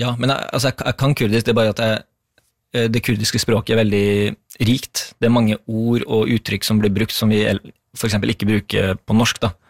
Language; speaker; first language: Norwegian; early bilingual, other home language; Kurdish